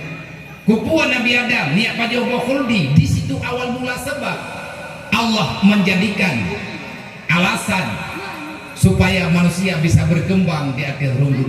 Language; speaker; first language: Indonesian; non-native, local second language; Achinese